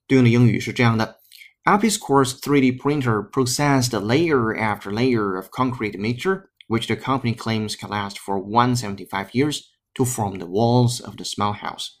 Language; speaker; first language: English; non-native, fluent; Chinese